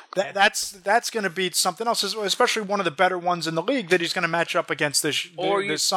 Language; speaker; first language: English; native; English